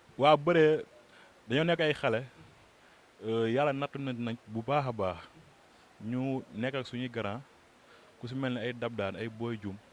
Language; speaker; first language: Wolof; native; Wolof